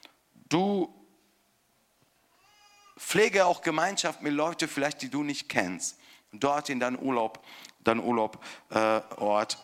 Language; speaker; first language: German; non-native, fluent; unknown